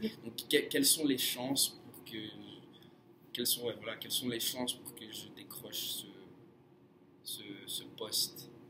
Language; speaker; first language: French; non-native, fluent; English